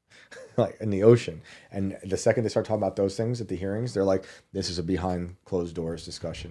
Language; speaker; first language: English; native; English